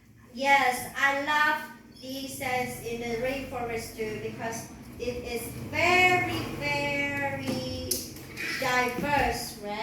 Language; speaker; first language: English; non-native, learner; Vietnamese